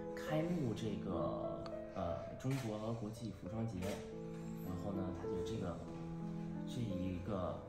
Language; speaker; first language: Chinese; early bilingual, heritage; Chinese